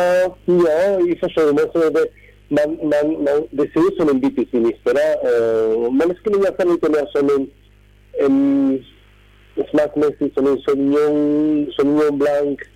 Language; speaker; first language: Swedish; non-native, fluent; Spanish